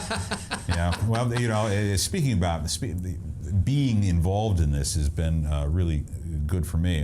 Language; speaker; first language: English; native; English